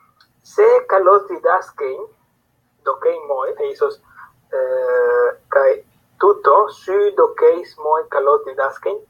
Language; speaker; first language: Greek; non-native, fluent; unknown